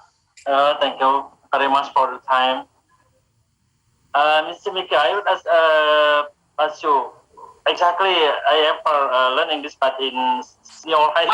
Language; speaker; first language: English; non-native, learner; Indonesian